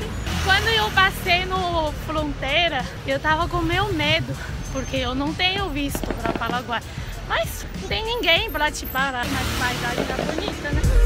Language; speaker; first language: Portuguese; non-native, fluent; Chinese